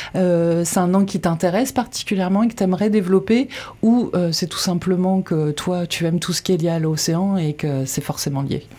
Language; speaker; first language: French; native; French